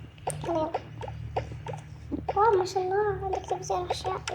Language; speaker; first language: Arabic; native; Arabic